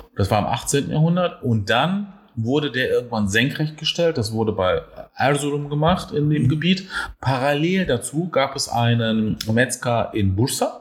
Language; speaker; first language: German; early bilingual, other home language; Turkish